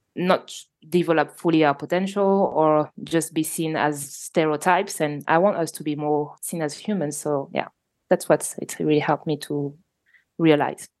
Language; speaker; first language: English; non-native, fluent; French